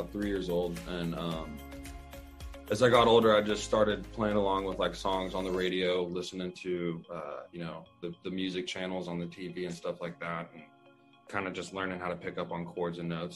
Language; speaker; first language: English; native; English